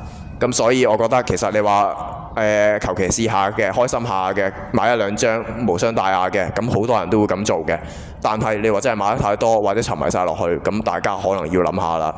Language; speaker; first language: Cantonese; native; Cantonese